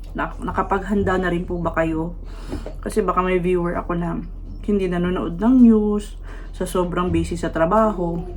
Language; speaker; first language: Filipino; native; Filipino